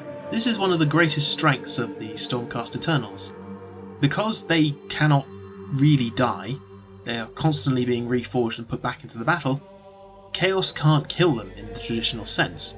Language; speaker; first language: English; native; English